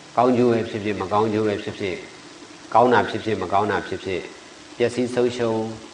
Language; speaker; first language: Burmese; native; Burmese